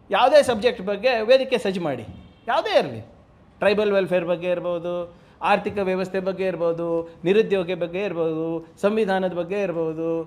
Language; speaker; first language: Kannada; native; Kannada